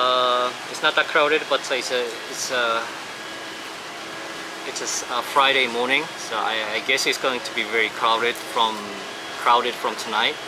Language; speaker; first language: English; non-native, fluent; Korean